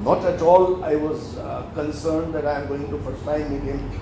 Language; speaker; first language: English; non-native, local second language; Urdu